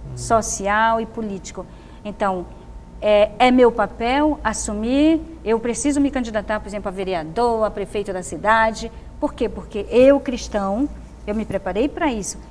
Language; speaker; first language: Portuguese; native; Portuguese